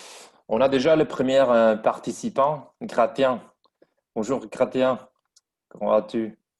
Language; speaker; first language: French; non-native, fluent; Spanish